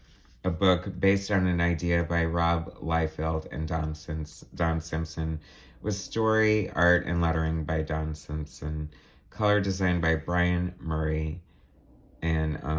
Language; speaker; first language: English; native; English